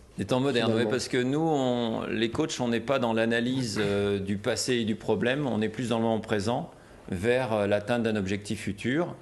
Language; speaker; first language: French; native; French